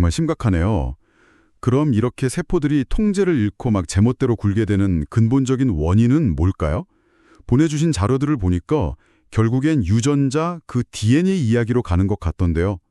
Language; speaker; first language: Korean; native; Korean